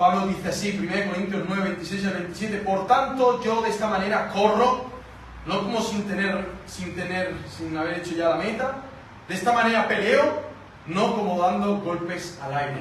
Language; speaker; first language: Spanish; native; Spanish